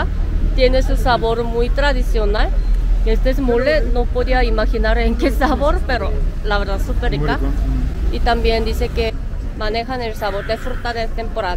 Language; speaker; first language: Spanish; non-native, fluent; Korean